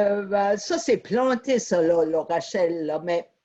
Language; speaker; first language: French; native; French